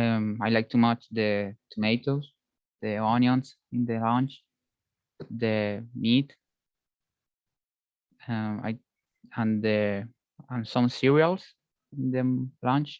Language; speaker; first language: English; non-native, learner; Spanish